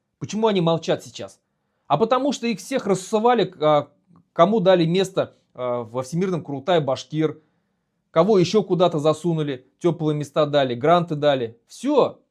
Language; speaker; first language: Russian; non-native, local second language; Bashkir